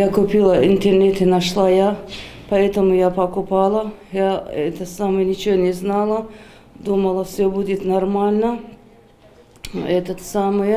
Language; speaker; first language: Russian; non-native, local second language; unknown